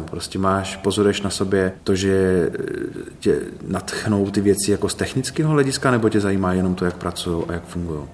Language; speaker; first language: Czech; native; Czech